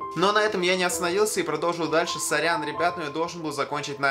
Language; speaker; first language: Russian; native; Russian